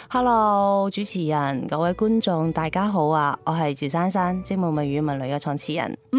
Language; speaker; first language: Cantonese; native; Cantonese